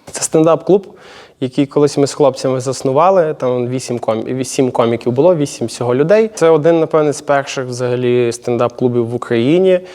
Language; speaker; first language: Ukrainian; native; Ukrainian